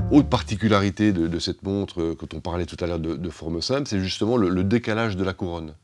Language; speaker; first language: French; native; French